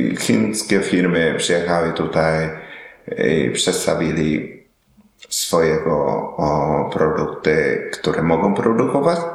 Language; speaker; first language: Polish; non-native, learner; Vietnamese